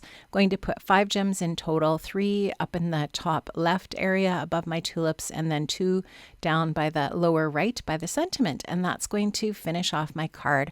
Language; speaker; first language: English; native; English